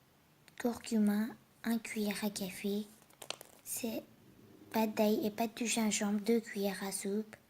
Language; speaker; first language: French; non-native, learner; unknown